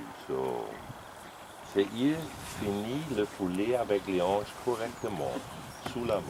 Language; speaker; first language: French; non-native, learner; German